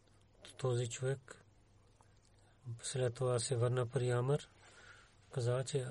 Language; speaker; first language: Bulgarian; non-native, learner; Urdu